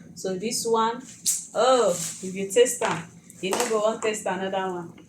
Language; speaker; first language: Nigerian Pidgin; non-native, local second language; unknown